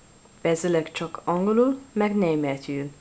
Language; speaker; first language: Hungarian; non-native, learner; Italian